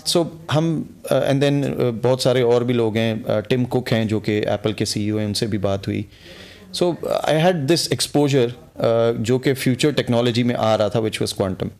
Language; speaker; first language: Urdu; early bilingual, heritage; Urdu